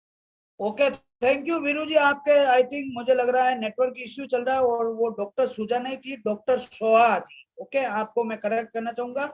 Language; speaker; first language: Hindi; native; Hindi